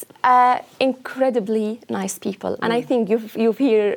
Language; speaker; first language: English; non-native, fluent; Arabic